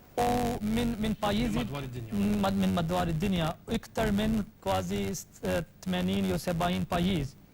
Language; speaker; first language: Maltese; non-native, fluent; Urdu